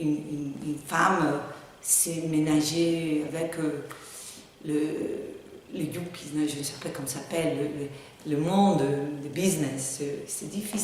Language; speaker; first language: French; non-native, learner; Spanish